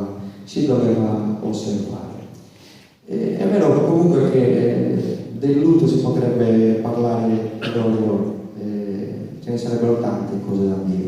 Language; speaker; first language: Italian; native; Italian